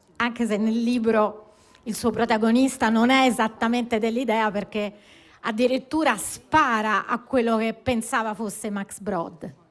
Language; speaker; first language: Italian; native; Italian